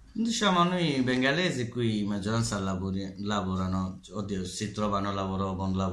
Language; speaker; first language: Italian; non-native, learner; Bangla